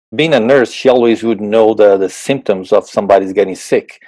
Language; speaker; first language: English; non-native, fluent; Portuguese